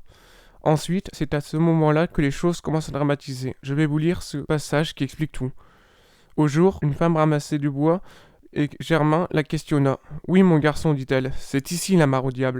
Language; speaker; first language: French; native; French